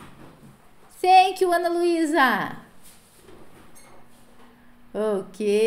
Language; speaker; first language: English; non-native, fluent; Portuguese